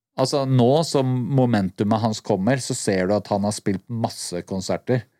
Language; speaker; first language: Norwegian; native; Norwegian